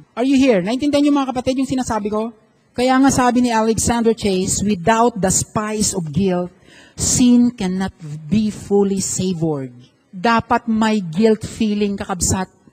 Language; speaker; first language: Filipino; non-native, local second language; Iloko